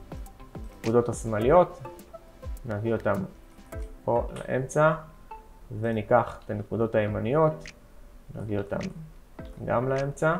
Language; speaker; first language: Hebrew; native; Hebrew